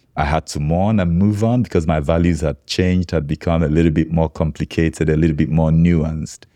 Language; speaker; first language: English; non-native, local second language; Igbo